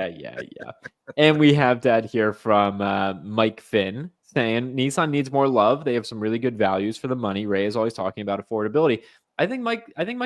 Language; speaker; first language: English; native; English